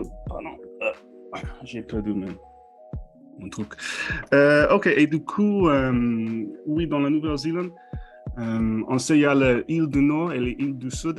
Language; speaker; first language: French; non-native, fluent; English